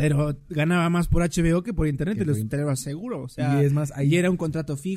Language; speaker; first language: Spanish; native; Spanish